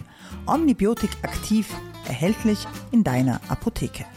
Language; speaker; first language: German; native; German